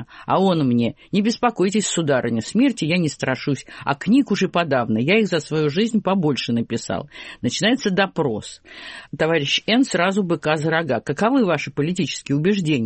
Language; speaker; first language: Russian; native; Russian